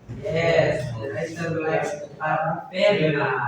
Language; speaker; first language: English; non-native, learner; Indonesian